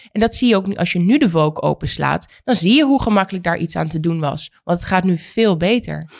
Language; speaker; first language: Dutch; native; Dutch